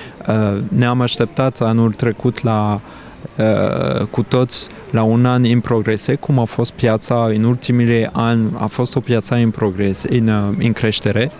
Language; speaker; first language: Romanian; non-native, fluent; French